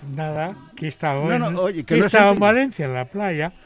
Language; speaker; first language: Spanish; native; Spanish